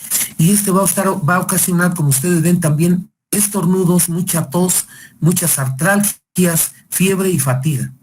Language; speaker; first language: Spanish; native; Spanish